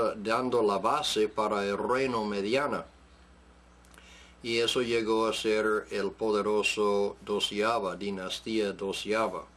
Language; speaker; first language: Spanish; non-native, fluent; English